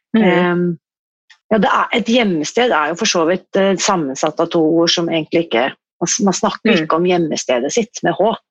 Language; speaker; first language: Norwegian; native; Norwegian